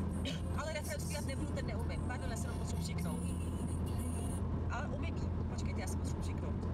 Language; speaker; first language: Czech; native; Czech